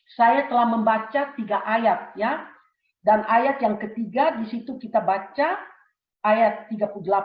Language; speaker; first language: Indonesian; early bilingual, heritage; Indonesian